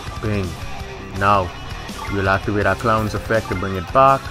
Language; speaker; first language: English; native; English